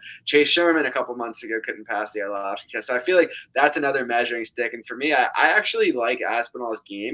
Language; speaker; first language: English; native; English